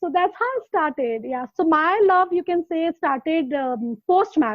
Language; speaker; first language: English; non-native, local second language; Hindi